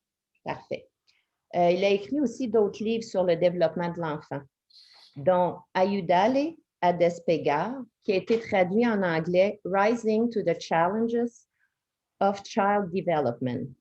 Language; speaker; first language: French; native; French